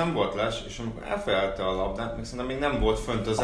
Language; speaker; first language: Hungarian; native; Hungarian